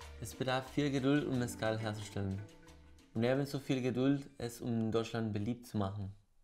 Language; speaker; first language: German; non-native, fluent; Spanish